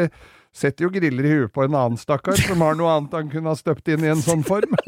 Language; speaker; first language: Norwegian; native; Norwegian